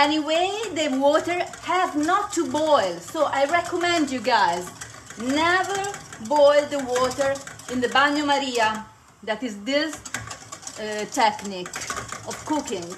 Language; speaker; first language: English; non-native, fluent; Italian